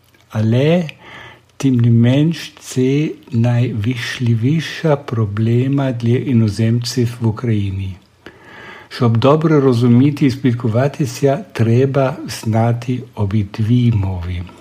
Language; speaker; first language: Ukrainian; non-native, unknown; German